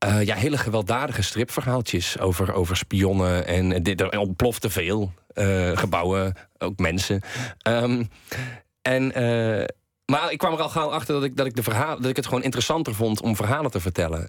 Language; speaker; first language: Dutch; native; Dutch